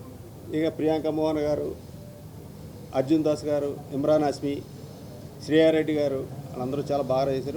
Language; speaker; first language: Telugu; native; Telugu